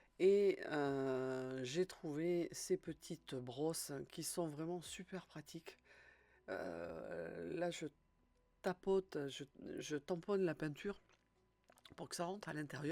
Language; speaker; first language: French; native; French